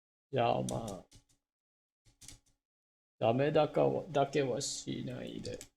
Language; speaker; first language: Japanese; non-native, learner; English